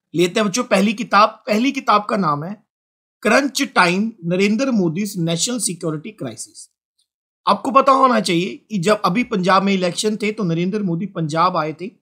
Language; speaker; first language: Hindi; non-native, local second language; Punjabi